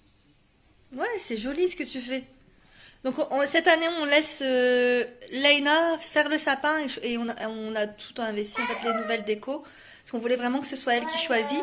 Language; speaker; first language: French; native; French